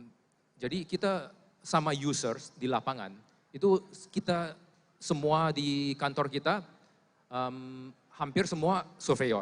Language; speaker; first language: Indonesian; non-native, fluent; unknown